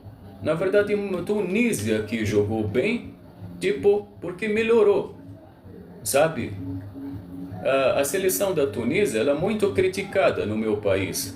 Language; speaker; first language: Portuguese; non-native, local second language; Arabic